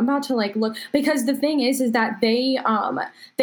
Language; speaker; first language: English; native; English